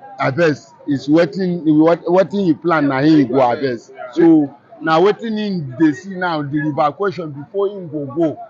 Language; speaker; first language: Nigerian Pidgin; non-native, local second language; Hausa